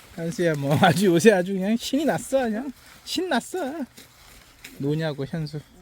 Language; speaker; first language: Korean; native; Korean